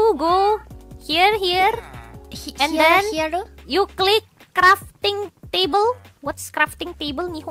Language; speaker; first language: English; non-native, learner; Indonesian